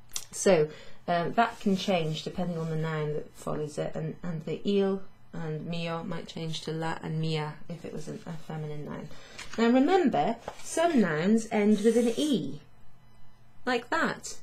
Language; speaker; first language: English; native; English